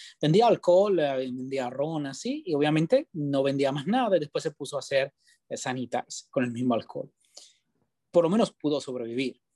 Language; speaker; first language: Spanish; non-native, fluent; Italian